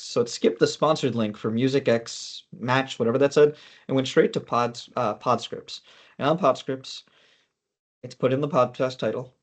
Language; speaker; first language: English; native; English